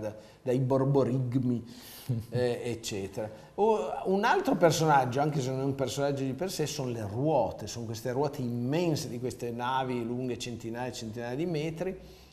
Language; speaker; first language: Italian; native; Italian